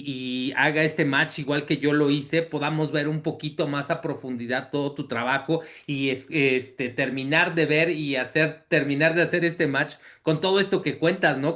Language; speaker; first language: Spanish; native; Spanish